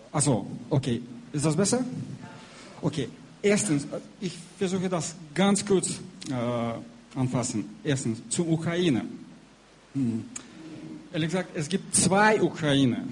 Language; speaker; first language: German; non-native, learner; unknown